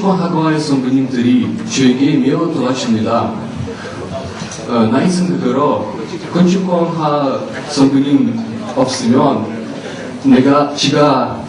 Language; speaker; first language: Korean; non-native, learner; Russian